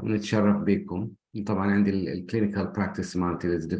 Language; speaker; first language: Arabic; native; Arabic